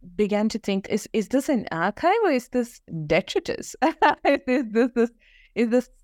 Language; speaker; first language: English; non-native, local second language; Malayalam